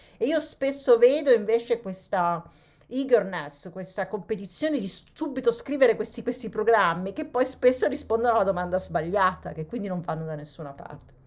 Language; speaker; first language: Italian; native; Italian